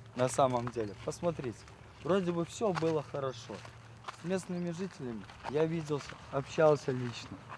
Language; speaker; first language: Russian; native; Russian